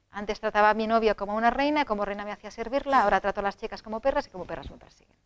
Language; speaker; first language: Spanish; non-native, local second language; Catalan